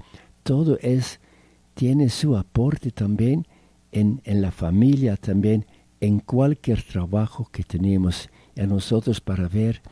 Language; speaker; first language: Spanish; non-native, fluent; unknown